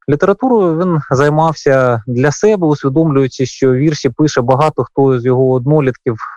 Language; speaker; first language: Ukrainian; native; Ukrainian